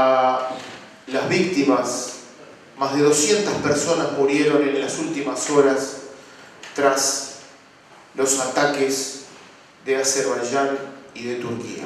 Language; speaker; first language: Spanish; native; Spanish